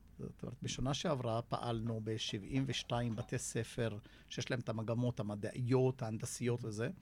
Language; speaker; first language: Hebrew; non-native, local second language; Arabic